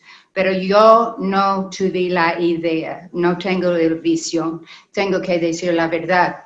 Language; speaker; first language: Spanish; non-native, learner; English